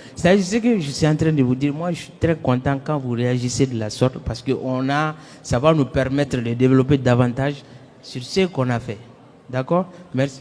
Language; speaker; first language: French; non-native, local second language; Soninke